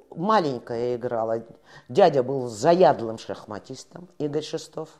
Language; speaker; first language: Russian; native; Russian